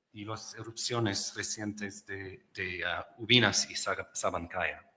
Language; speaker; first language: Spanish; non-native, learner; English